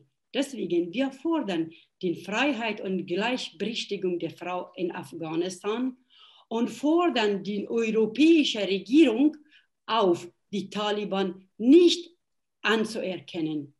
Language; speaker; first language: German; non-native, fluent; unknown